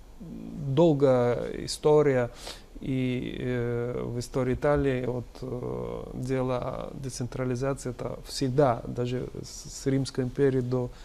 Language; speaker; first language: Russian; non-native, fluent; Italian